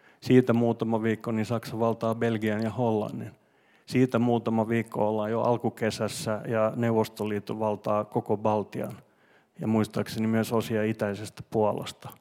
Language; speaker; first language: Finnish; non-native, local second language; Swedish